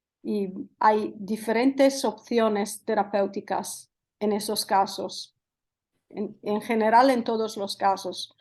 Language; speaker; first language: Spanish; non-native, fluent; Italian